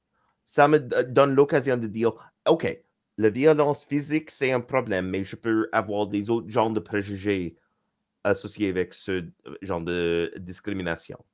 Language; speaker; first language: French; non-native, local second language; English